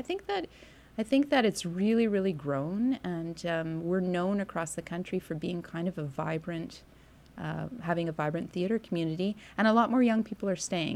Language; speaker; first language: English; native; English